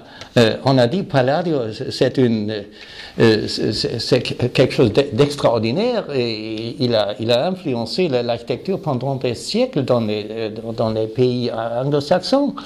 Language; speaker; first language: French; non-native, fluent; German